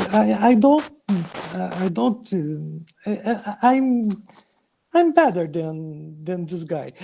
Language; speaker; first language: English; non-native, learner; Portuguese